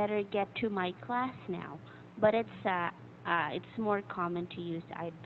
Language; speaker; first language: English; non-native, fluent; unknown